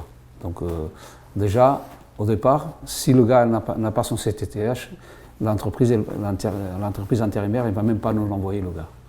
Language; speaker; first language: French; native; French